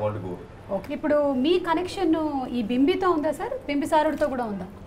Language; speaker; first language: Telugu; native; Telugu